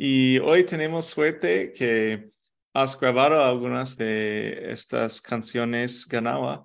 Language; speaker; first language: Spanish; non-native, fluent; English